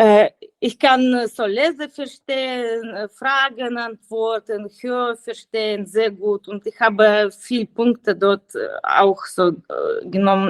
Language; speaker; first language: German; non-native, learner; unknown